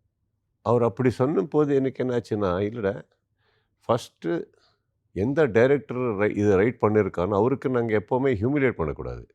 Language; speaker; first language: Tamil; non-native, learner; Kannada